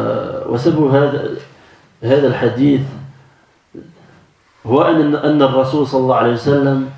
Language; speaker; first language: Arabic; non-native, fluent; French